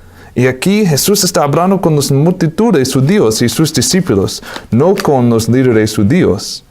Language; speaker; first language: Spanish; non-native, fluent; English